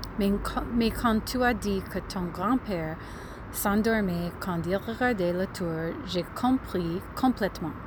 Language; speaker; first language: French; non-native, learner; English